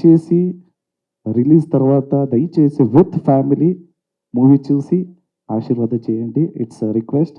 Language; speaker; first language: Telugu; non-native, learner; Kannada